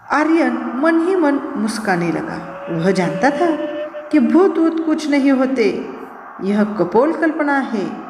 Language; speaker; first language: Hindi; non-native, local second language; Marathi